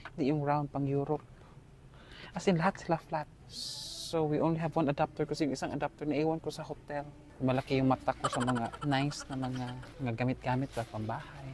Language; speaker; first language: Filipino; native; Filipino